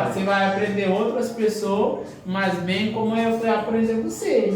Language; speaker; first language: Portuguese; non-native, learner; Haitian Creole